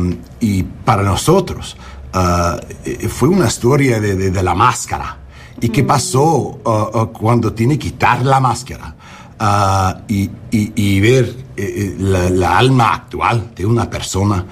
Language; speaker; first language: Spanish; non-native, learner; English